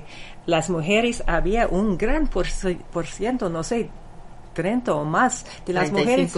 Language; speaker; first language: Spanish; non-native, fluent; English